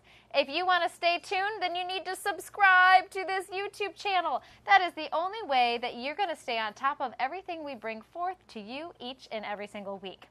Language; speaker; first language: English; native; English